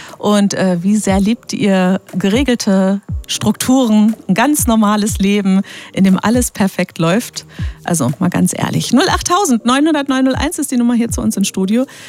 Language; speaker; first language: German; native; German